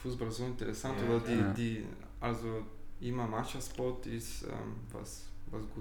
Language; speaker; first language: German; non-native, fluent; Bulgarian